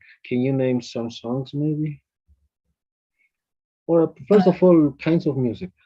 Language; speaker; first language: English; non-native, fluent; Spanish